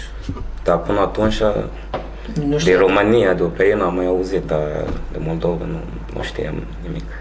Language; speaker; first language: Romanian; non-native, fluent; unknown